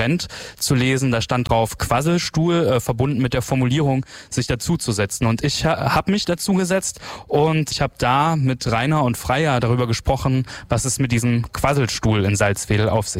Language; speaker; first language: German; native; German